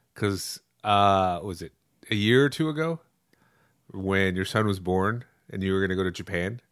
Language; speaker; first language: English; early bilingual, other home language; Spanish